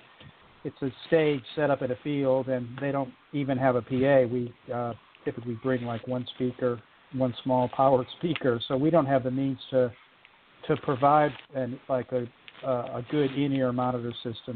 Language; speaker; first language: English; native; English